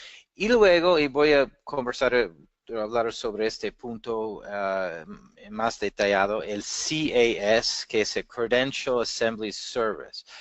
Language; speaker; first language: Spanish; non-native, fluent; English